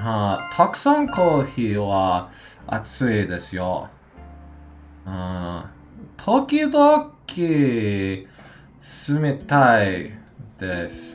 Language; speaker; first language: Japanese; non-native, learner; English